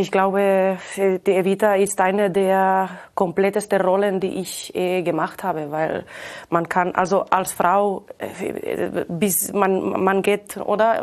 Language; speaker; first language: German; non-native, fluent; Catalan